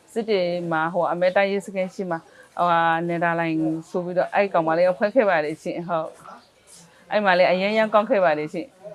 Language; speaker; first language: Burmese; native; Burmese